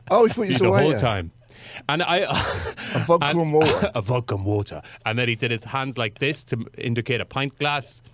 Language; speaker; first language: English; native; English